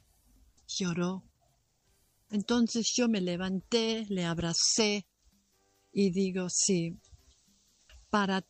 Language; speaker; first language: Spanish; non-native, local second language; German